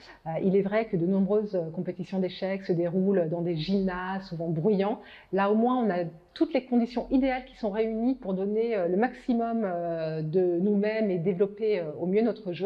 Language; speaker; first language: French; native; French